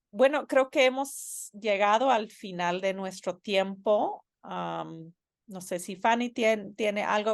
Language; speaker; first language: Spanish; non-native, fluent; English